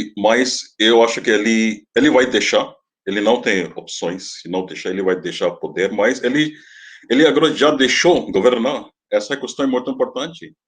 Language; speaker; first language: Portuguese; non-native, fluent; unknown